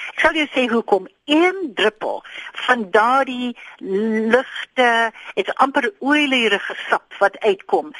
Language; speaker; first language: Afrikaans; non-native, local second language; English